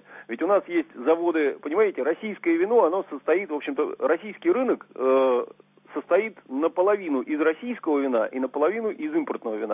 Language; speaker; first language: Russian; native; Russian